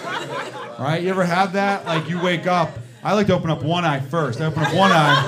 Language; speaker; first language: English; native; English